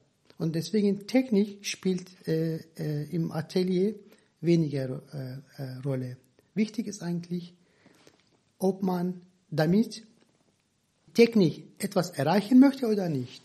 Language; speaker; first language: German; non-native, fluent; Turkish